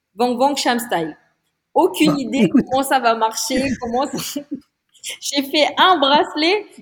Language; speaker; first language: French; non-native, local second language; Malagasy